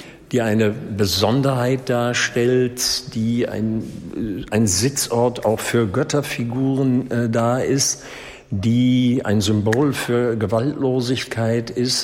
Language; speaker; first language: German; native; German